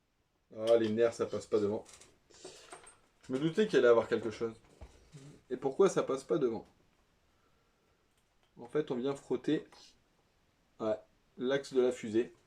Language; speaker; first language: French; native; French